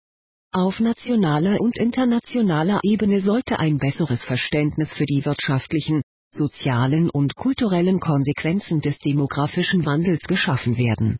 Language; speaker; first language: German; native; German